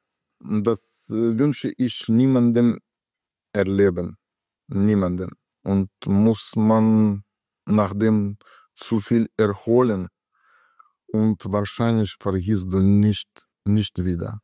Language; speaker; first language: German; non-native, learner; Russian